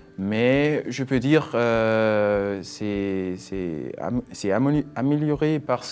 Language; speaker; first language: French; non-native, fluent; Swiss German